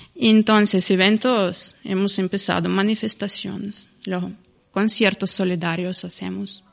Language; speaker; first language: Spanish; non-native, fluent; Ukrainian